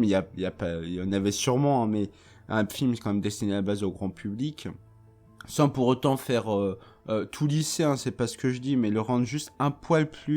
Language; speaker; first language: French; native; French